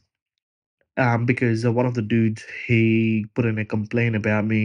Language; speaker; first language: English; non-native, local second language; Punjabi